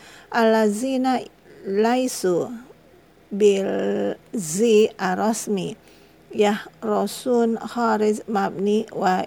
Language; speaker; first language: Arabic; non-native, fluent; Indonesian